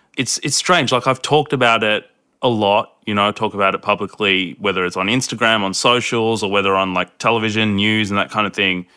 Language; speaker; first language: English; early bilingual, other home language; Hindi